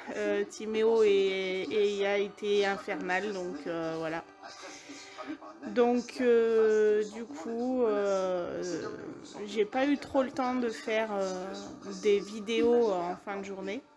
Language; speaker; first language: French; native; French